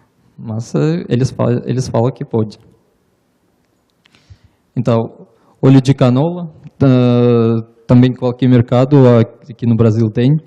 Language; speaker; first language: Portuguese; non-native, learner; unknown